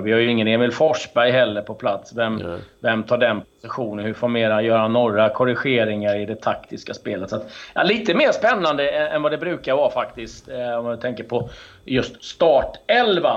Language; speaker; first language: Swedish; native; Swedish